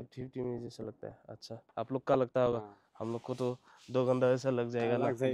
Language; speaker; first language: Hindi; non-native, local second language; Assamese